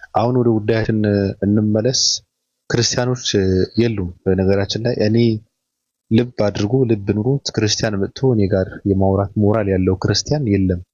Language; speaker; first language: Amharic; native; Amharic